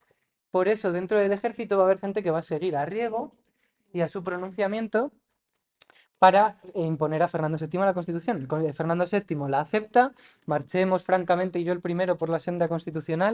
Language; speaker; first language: Spanish; native; Spanish